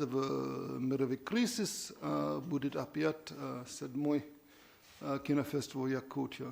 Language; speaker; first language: Russian; non-native, learner; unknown